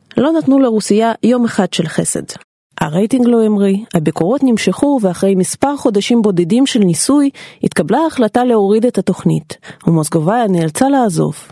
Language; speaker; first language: Hebrew; non-native, fluent; Russian